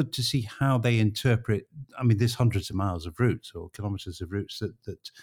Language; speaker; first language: English; native; English